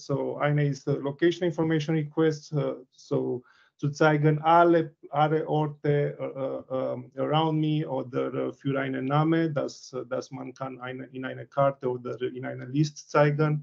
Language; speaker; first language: German; non-native, learner; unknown